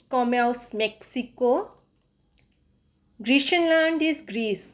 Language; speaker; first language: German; non-native, fluent; Hindi